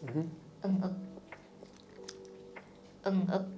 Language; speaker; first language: Vietnamese; native; Vietnamese